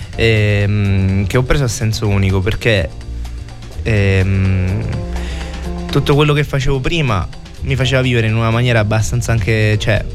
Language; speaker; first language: Italian; native; Italian